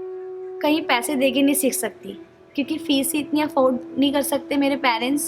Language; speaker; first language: Hindi; native; Hindi